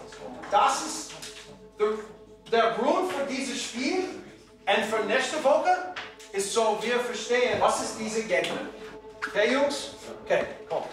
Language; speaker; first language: German; non-native, learner; English